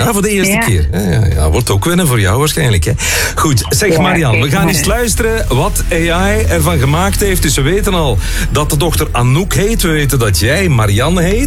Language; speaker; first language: Dutch; native; Dutch